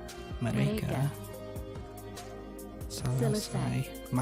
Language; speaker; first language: Indonesian; non-native, learner; English